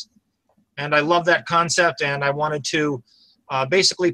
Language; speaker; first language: English; native; English